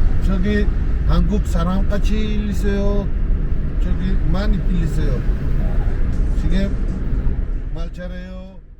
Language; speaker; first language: Korean; non-native, learner; Uzbek